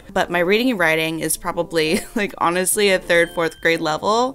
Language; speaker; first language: English; native; English